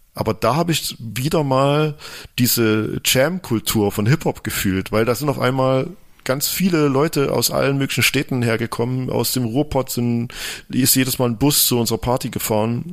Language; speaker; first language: German; native; German